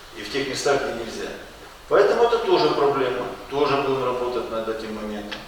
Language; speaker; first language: Russian; non-native, local second language; Ukrainian